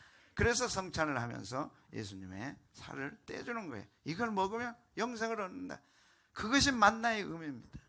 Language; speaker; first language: Korean; native; Korean